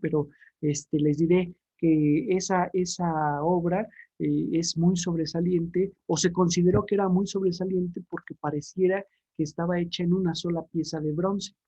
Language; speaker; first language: Spanish; native; Spanish